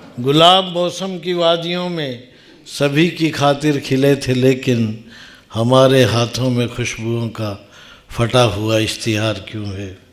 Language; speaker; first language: Hindi; native; Hindi